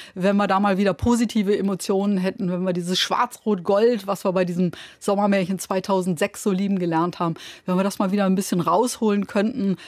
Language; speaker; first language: German; native; German